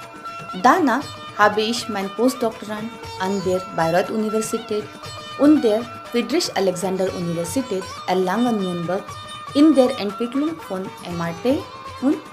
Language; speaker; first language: German; non-native, fluent; Marathi